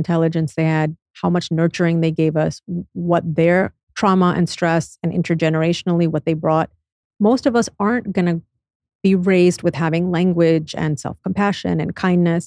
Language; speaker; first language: English; native; English